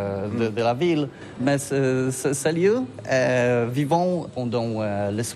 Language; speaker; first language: French; non-native, learner; Polish